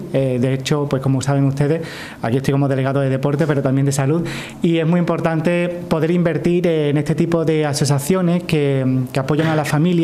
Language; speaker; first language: Spanish; native; Spanish